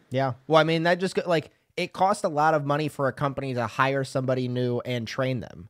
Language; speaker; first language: English; native; English